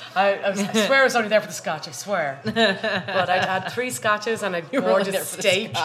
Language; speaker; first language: English; native; English